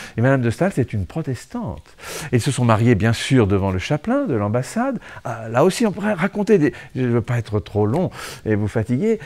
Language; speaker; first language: French; native; French